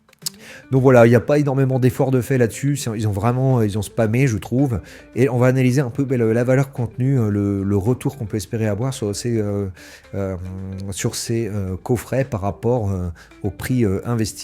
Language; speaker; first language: French; native; French